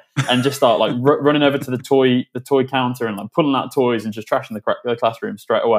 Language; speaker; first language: English; native; English